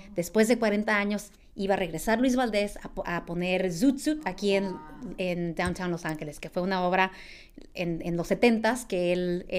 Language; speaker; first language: Spanish; early bilingual, heritage; Spanish